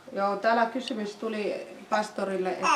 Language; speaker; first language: Finnish; non-native, fluent; Swahili